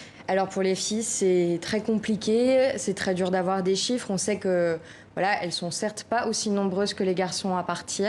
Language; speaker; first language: French; native; French